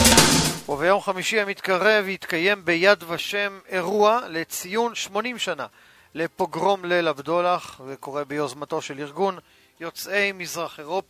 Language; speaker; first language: Hebrew; native; Hebrew